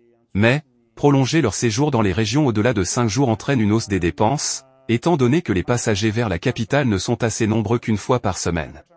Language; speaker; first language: French; non-native, local second language; Malagasy